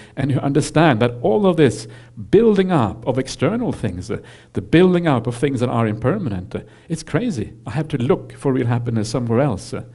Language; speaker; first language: English; non-native, fluent; Norwegian